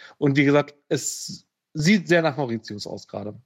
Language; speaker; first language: German; native; German